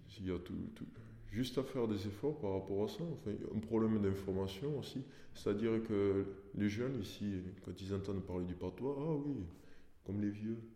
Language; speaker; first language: French; early bilingual, other home language; Portuguese